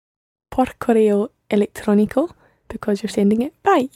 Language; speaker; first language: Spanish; non-native, learner; English